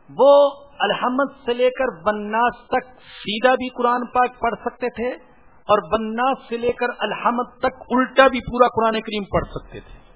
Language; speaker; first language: Urdu; native; Urdu